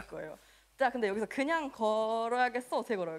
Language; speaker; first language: Korean; native; Korean